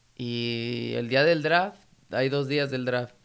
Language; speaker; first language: Spanish; early bilingual, heritage; Spanish